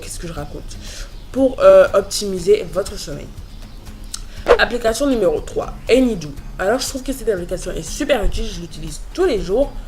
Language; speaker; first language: French; native; French